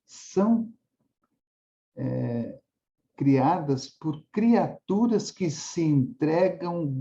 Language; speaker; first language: Portuguese; native; Portuguese